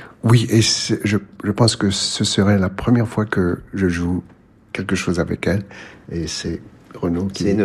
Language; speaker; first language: French; non-native, fluent; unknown